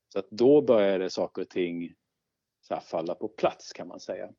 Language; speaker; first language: Swedish; native; Swedish